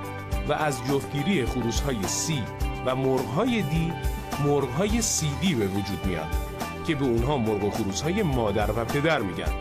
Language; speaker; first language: Persian; native; Persian